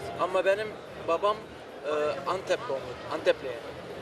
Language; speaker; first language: Turkish; early bilingual, heritage; Turkish